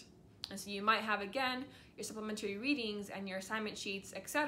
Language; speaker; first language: English; native; English